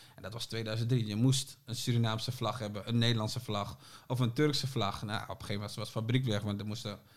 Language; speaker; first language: Dutch; native; Dutch